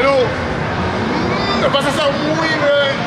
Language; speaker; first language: Spanish; non-native, learner; English